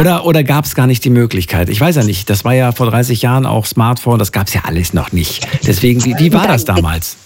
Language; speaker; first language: German; native; German